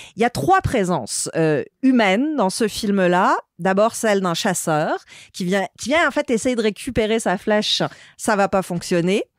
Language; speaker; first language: French; native; French